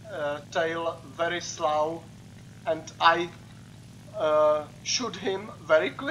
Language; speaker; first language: English; non-native, learner; Czech